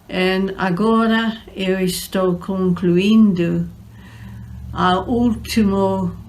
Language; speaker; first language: Portuguese; non-native, fluent; English